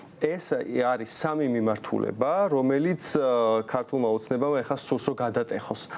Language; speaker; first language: Georgian; native; Georgian